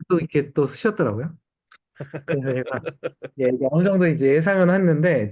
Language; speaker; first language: Korean; native; Korean